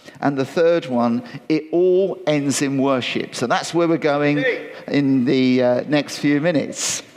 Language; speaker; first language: English; native; English